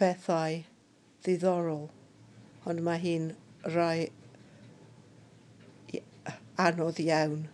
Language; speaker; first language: Welsh; non-native, learner; English